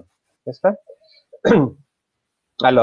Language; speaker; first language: French; non-native, fluent; Spanish